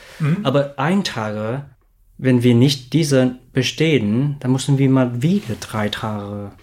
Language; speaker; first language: German; non-native, learner; Vietnamese